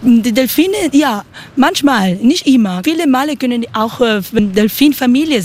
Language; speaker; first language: German; non-native, learner; Spanish